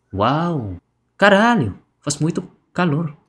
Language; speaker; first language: Portuguese; non-native, learner; Indonesian